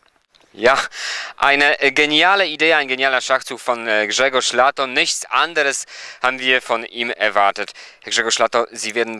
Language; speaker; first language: German; non-native, fluent; Polish